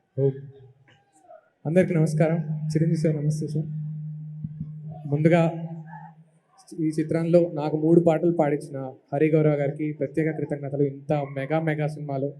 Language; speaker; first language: Telugu; native; Telugu